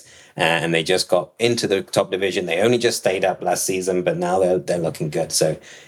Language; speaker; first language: English; native; English